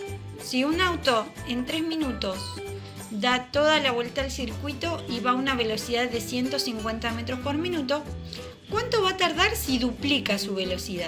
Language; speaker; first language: Spanish; native; Spanish